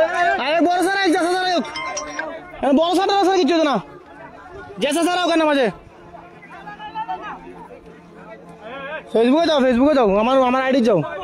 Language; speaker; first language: Hindi; non-native, learner; Bangla